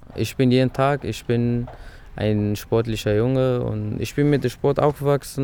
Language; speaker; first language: German; early bilingual, other home language; Persian